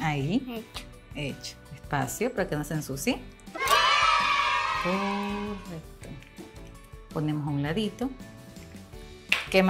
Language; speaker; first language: Spanish; native; Spanish